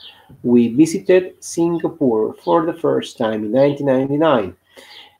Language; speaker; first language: English; non-native, fluent; Spanish